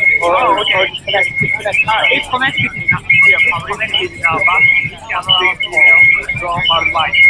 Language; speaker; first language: English; non-native, learner; Japanese